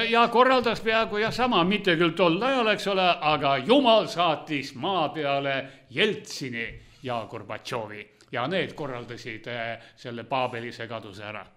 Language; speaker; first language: Estonian; non-native, local second language; Russian